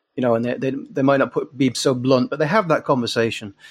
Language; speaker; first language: English; native; English